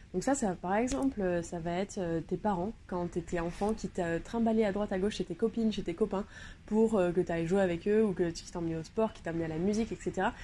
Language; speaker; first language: French; native; French